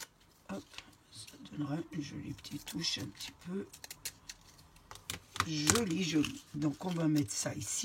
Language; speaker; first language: French; native; French